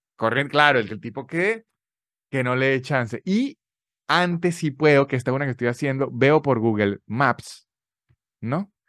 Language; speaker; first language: Spanish; native; Spanish